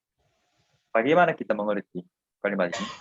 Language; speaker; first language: Indonesian; non-native, fluent; Korean